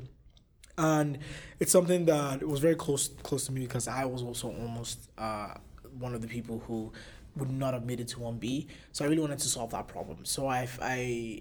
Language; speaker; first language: English; non-native, local second language; Yoruba